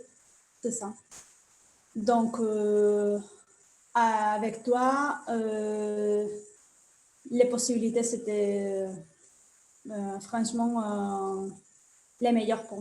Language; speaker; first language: French; non-native, learner; Spanish